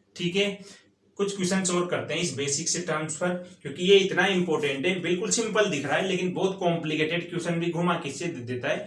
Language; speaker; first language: Hindi; native; Hindi